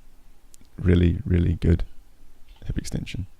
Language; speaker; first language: English; native; English